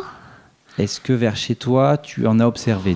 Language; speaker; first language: French; native; French